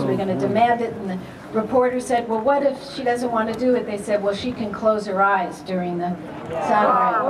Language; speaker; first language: English; native; English